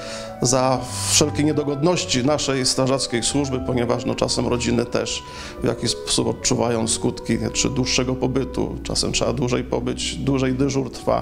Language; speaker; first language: Polish; native; Polish